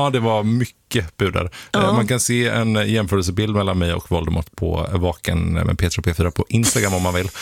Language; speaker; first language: Swedish; native; Swedish